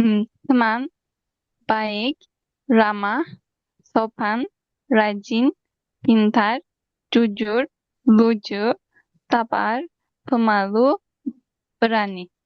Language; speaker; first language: Indonesian; non-native, learner; Turkish